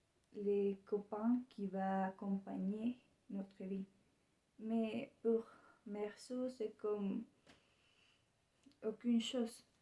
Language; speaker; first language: French; non-native, learner; Spanish